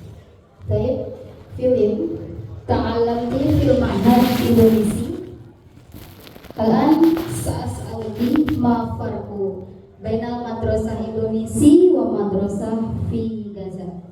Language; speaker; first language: Arabic; non-native, learner; Indonesian